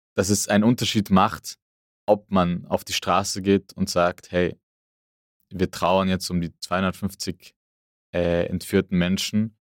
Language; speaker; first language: German; native; German